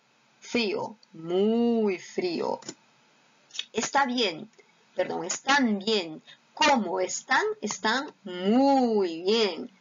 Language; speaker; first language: Spanish; non-native, fluent; Portuguese